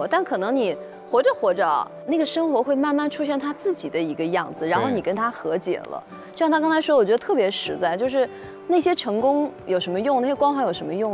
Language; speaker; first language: Chinese; native; Chinese